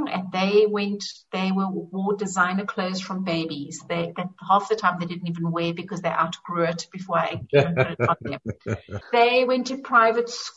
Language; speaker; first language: English; native; English